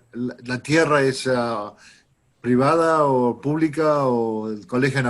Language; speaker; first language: Spanish; non-native, fluent; English